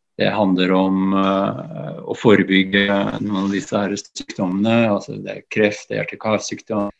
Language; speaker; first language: Norwegian; native; Norwegian